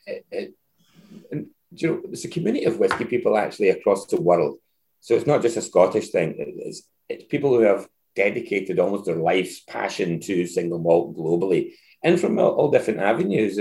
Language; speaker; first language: English; native; English